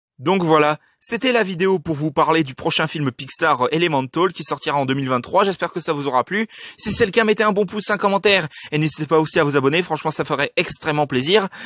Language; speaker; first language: French; native; French